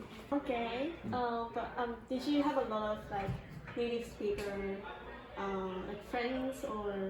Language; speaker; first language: English; non-native, fluent; Japanese